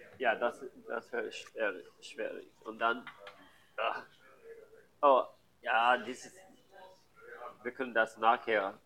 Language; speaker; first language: German; non-native, fluent; English